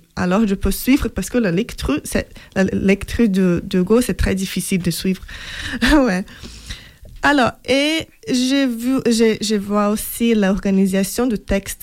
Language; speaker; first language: French; non-native, fluent; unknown